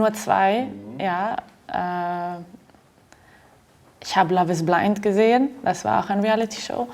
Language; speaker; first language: German; non-native, fluent; Arabic